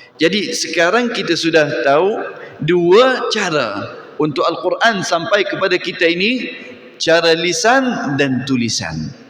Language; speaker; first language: Malay; non-native, fluent; Arabic